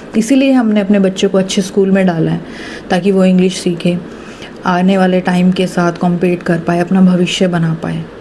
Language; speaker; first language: Hindi; native; Hindi